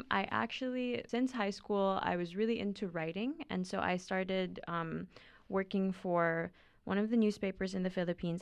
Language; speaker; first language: English; non-native, local second language; Filipino